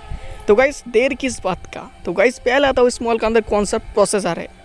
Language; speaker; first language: Hindi; non-native, local second language; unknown